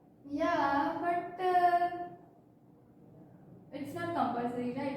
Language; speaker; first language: English; non-native, learner; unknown